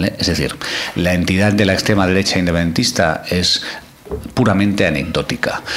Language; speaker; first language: Spanish; non-native, local second language; Catalan